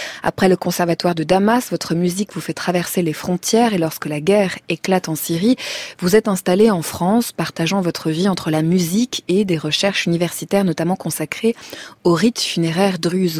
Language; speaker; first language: French; native; French